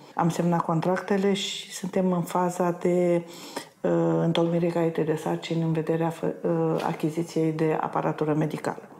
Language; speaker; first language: Romanian; native; Romanian